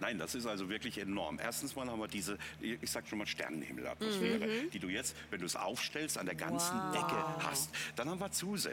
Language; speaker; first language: German; native; German